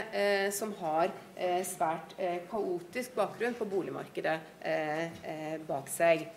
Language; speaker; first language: Norwegian; native; Norwegian